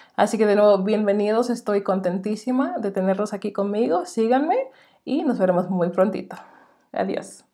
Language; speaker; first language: Spanish; non-native, fluent; English